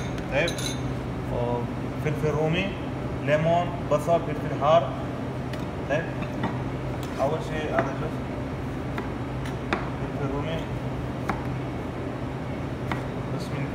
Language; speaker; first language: Arabic; non-native, learner; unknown